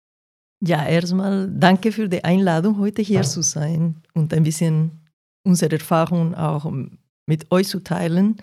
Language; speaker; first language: German; non-native, fluent; Portuguese